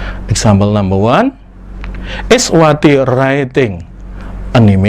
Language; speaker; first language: English; non-native, fluent; Indonesian